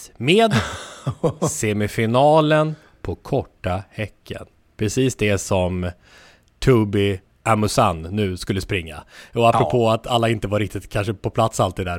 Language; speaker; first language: Swedish; native; Swedish